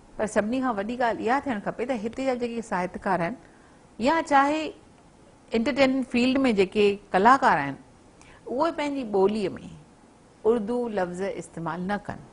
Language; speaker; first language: Sindhi; early bilingual, heritage; Sindhi